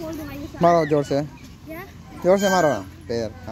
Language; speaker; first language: Hindi; non-native, local second language; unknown